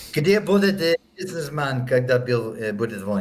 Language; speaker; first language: Russian; non-native, learner; English